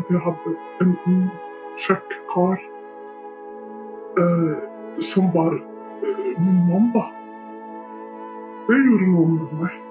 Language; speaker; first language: Norwegian; non-native, fluent; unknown